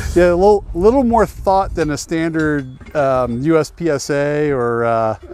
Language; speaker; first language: English; native; English